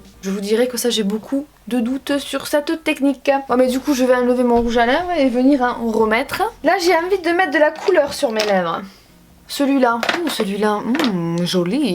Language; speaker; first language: French; native; French